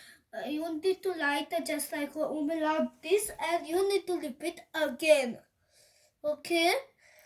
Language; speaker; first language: English; non-native, learner; Hindi